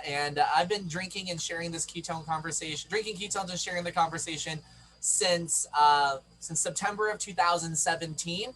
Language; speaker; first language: English; native; English